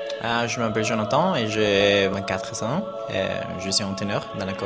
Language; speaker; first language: French; non-native, learner; Spanish